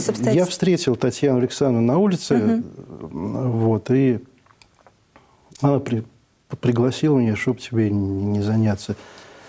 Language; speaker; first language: Russian; native; Russian